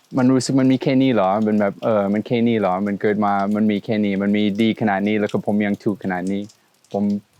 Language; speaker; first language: Thai; non-native, fluent; Swedish